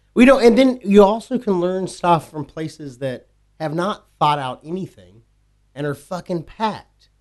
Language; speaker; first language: English; native; English